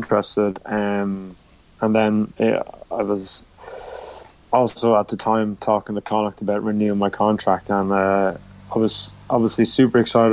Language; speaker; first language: English; native; English